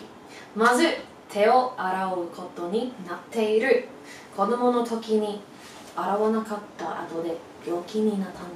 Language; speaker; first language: Japanese; non-native, learner; English